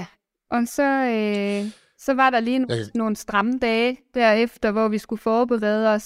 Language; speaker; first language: Danish; native; Danish